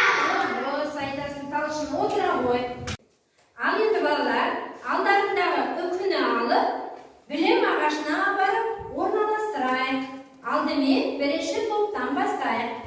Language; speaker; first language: Kazakh; native; Kazakh